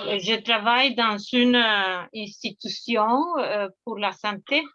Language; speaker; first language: French; non-native, fluent; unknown